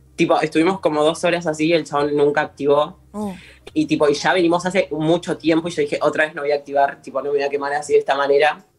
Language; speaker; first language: Spanish; native; Spanish